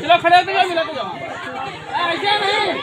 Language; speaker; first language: Hindi; native; Hindi